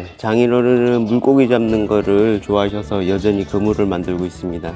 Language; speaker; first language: Korean; native; Korean